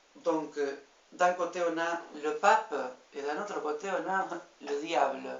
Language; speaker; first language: French; non-native, fluent; Spanish